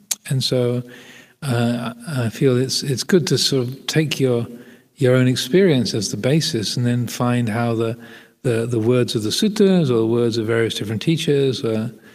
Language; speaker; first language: English; native; English